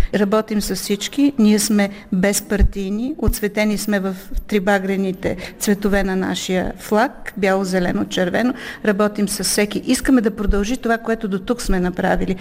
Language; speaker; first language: Bulgarian; native; Bulgarian